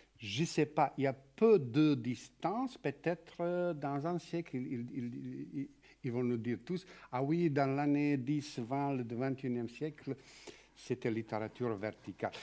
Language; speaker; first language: French; non-native, fluent; Serbian